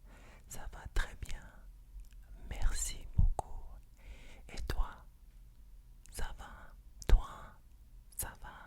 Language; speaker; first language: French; non-native, fluent; English